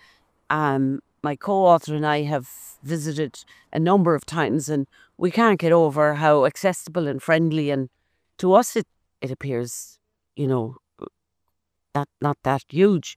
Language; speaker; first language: English; native; English